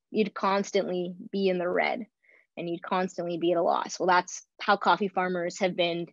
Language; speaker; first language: English; native; English